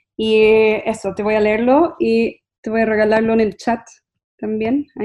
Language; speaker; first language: Spanish; early bilingual, heritage; English